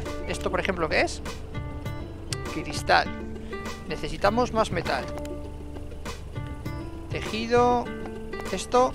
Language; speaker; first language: Spanish; native; Spanish